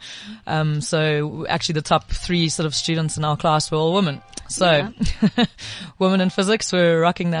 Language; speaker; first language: English; native; English